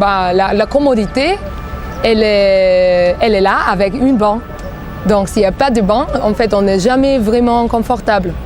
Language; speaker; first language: French; non-native, fluent; Bulgarian